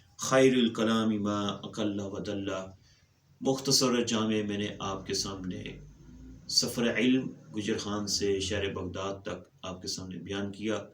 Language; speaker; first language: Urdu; non-native, local second language; Punjabi